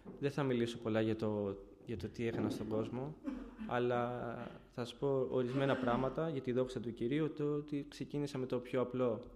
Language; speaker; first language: Greek; early bilingual, other home language; Bulgarian